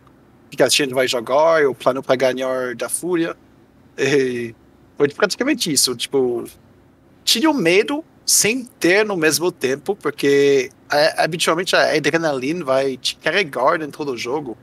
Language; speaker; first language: Portuguese; non-native, fluent; French